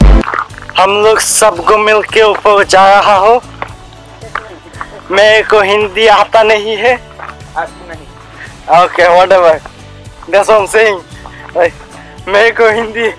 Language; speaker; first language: Hindi; non-native, learner; Bangla